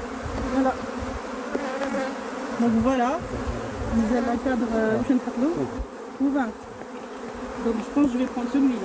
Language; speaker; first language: French; non-native, local second language; Arabic